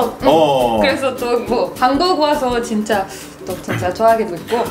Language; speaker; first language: Korean; non-native, learner; Spanish